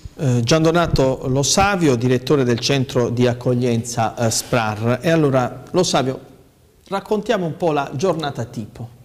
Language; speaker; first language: Italian; native; Italian